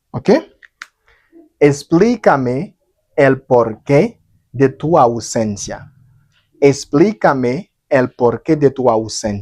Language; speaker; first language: Spanish; non-native, fluent; Haitian Creole